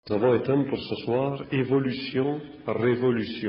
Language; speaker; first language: French; native; French